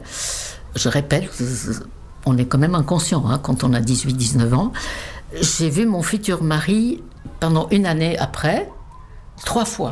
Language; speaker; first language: French; non-native, fluent; Czech